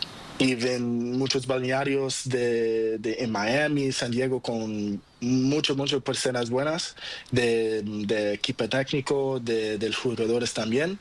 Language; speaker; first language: Spanish; non-native, learner; Portuguese